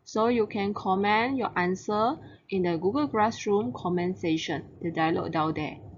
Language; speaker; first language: English; non-native, local second language; Chinese